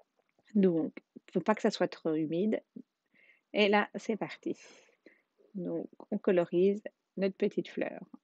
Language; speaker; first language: French; native; French